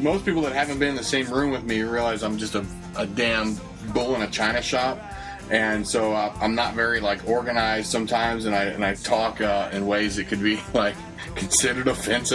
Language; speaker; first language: English; native; English